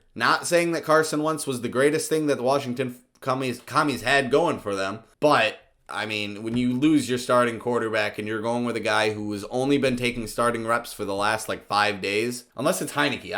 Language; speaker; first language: English; native; English